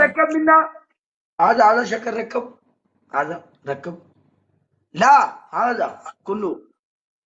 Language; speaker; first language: Arabic; non-native, learner; Punjabi